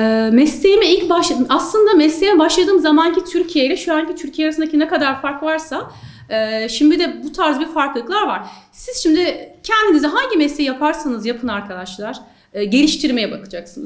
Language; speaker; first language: Turkish; native; Turkish